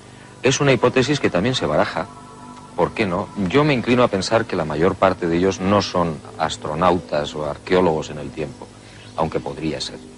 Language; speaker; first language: Spanish; native; Spanish